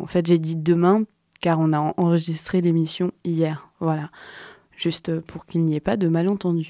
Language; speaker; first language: French; native; French